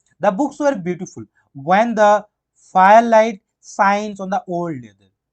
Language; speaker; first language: English; non-native, local second language; Bangla